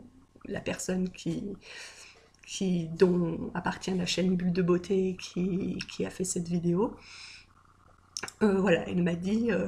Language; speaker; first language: French; native; French